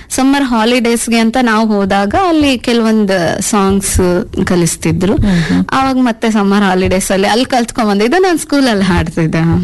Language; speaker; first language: Kannada; non-native, local second language; Urdu